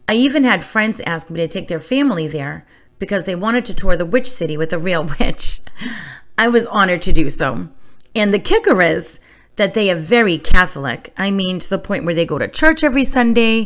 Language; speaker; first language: English; native; English